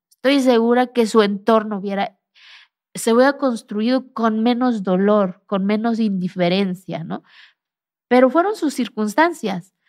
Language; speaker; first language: Spanish; non-native, local second language; Zapotec